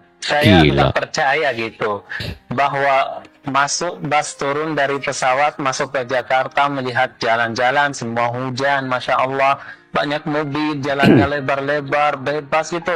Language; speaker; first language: Indonesian; non-native, fluent; Arabic